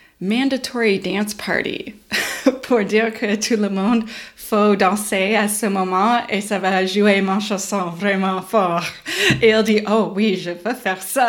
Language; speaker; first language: French; non-native, learner; English